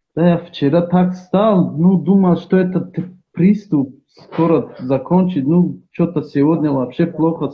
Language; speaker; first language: Russian; non-native, learner; Tajik